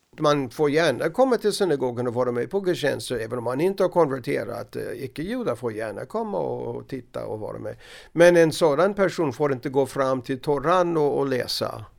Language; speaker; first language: Swedish; non-native, fluent; English